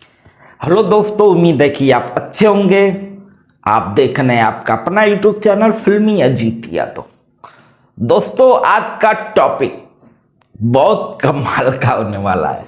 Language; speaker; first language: Hindi; native; Hindi